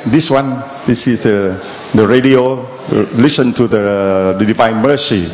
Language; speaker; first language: English; non-native, learner; Vietnamese